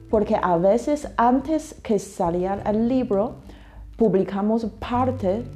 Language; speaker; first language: Spanish; non-native, fluent; Chinese